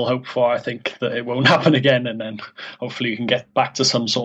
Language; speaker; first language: English; native; English